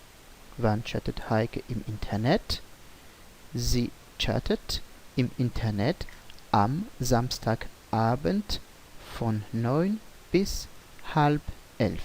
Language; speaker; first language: German; non-native, fluent; French